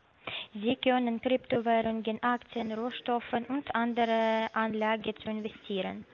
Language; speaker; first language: German; non-native, learner; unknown